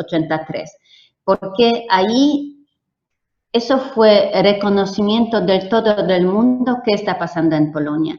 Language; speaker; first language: Spanish; non-native, fluent; Polish